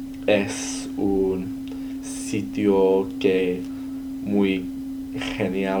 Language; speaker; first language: Spanish; non-native, learner; English